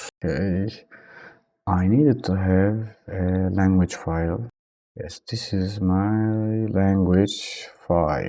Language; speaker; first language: English; non-native, fluent; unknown